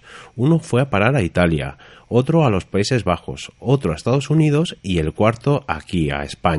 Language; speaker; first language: Spanish; native; Spanish